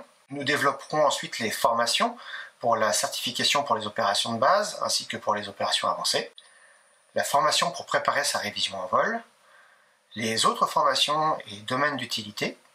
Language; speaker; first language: French; native; French